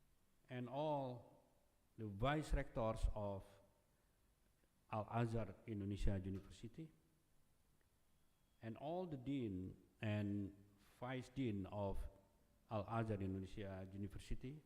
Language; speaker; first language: English; non-native, fluent; Indonesian